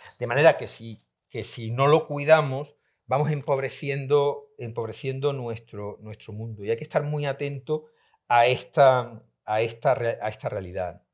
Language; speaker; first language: Spanish; native; Spanish